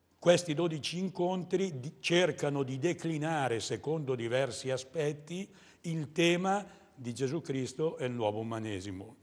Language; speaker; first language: Italian; native; Italian